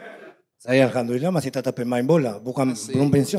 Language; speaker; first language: Indonesian; non-native, fluent; Spanish